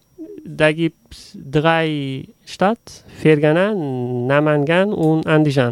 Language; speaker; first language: German; non-native, learner; Uzbek